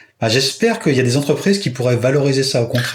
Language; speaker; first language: French; native; French